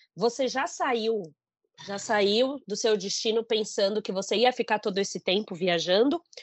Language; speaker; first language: Portuguese; native; Portuguese